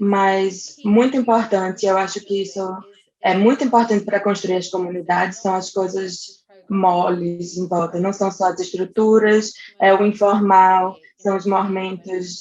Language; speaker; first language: Portuguese; non-native, fluent; English